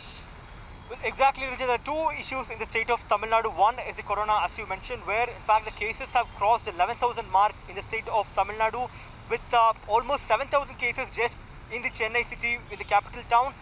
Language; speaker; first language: English; non-native, local second language; Tamil